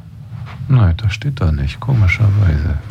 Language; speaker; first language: German; native; German